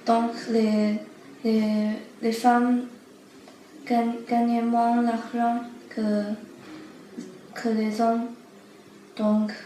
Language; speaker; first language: French; non-native, learner; Chinese